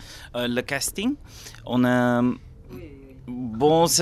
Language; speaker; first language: French; non-native, local second language; Dutch